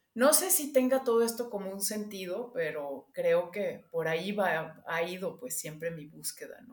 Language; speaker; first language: Spanish; non-native, local second language; English